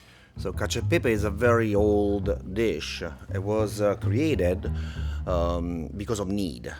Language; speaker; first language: English; non-native, fluent; Italian